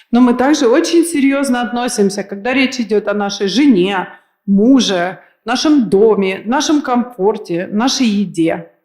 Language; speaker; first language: Russian; native; Russian